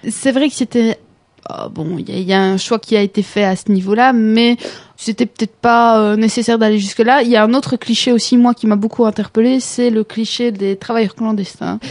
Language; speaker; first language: French; native; French